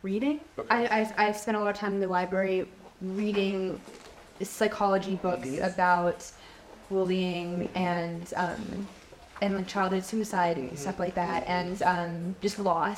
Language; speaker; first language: English; native; English